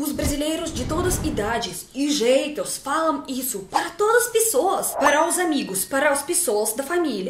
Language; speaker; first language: Portuguese; non-native, fluent; Russian